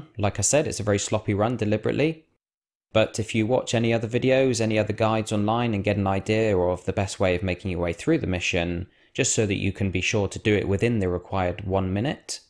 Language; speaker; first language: English; native; English